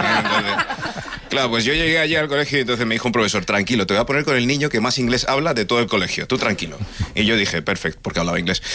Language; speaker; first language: Spanish; early bilingual, other home language; English